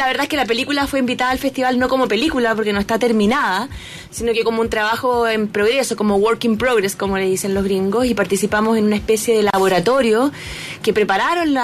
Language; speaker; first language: Spanish; native; Spanish